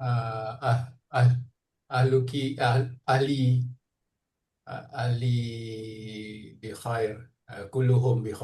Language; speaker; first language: Arabic; non-native, learner; Malay